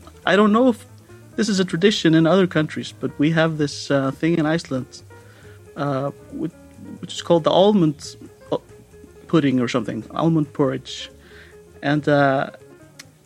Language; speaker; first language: English; non-native, fluent; Icelandic